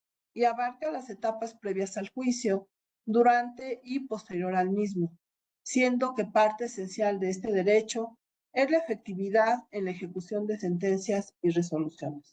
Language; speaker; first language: Spanish; native; Spanish